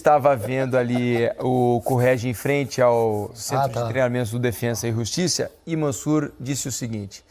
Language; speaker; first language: Portuguese; native; Portuguese